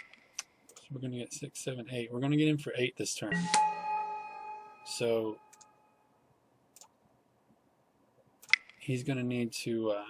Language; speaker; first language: English; native; English